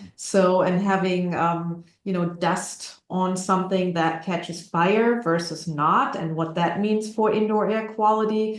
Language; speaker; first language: English; non-native, fluent; German